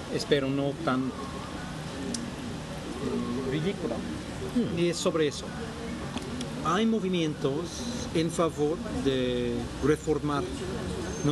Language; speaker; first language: Spanish; non-native, fluent; English